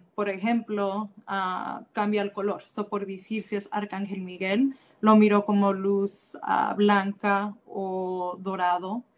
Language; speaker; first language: Spanish; early bilingual, heritage; Spanish